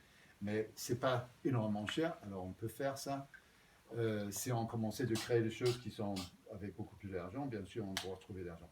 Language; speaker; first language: French; non-native, fluent; Danish